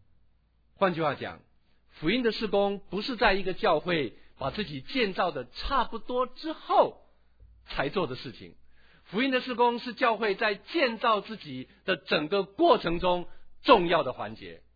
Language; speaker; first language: Chinese; native; Chinese